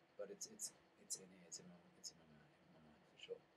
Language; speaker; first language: English; non-native, fluent; German